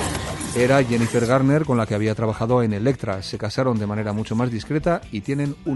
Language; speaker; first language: Spanish; native; Spanish